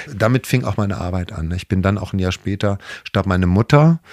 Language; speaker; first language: German; native; German